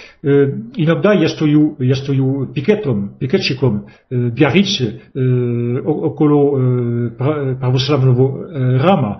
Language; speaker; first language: Russian; non-native, fluent; French